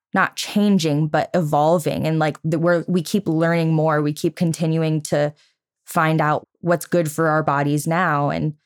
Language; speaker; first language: English; native; English